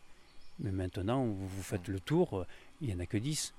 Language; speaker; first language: French; native; French